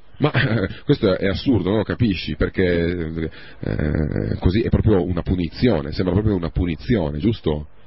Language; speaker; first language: Italian; native; Italian